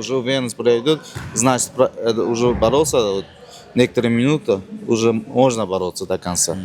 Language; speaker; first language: Russian; non-native, learner; Uzbek